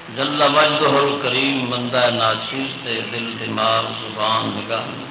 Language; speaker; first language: Urdu; non-native, local second language; Punjabi